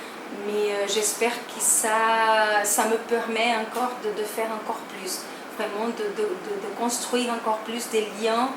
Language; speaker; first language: French; non-native, fluent; Portuguese